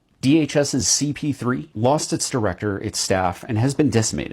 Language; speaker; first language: English; native; English